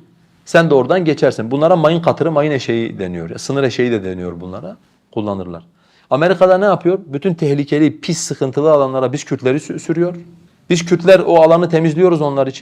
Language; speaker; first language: Turkish; non-native, local second language; Kurdish